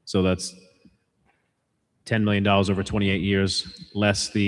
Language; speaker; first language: English; native; English